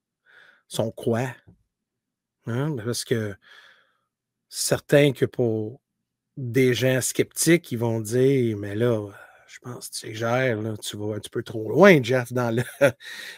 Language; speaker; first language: French; native; French